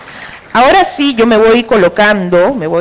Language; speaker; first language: Spanish; native; Spanish